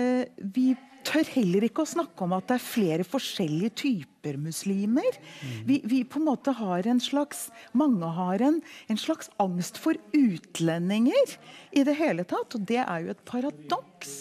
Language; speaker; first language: Norwegian; early bilingual, heritage; Norwegian